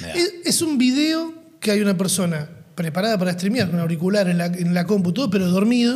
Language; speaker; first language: Spanish; native; Spanish